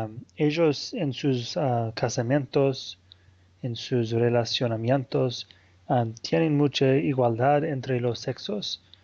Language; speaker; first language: Spanish; non-native, fluent; Portuguese